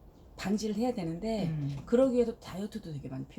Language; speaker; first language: Korean; native; Korean